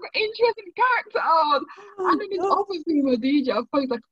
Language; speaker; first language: English; non-native, local second language; Krio